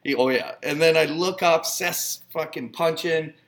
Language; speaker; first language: English; native; English